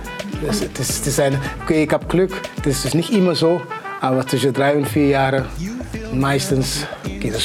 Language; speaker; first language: German; non-native, fluent; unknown